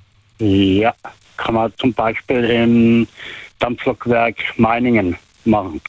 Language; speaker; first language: German; native; German